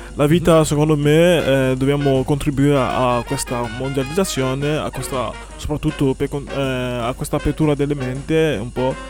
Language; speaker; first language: Italian; non-native, fluent; French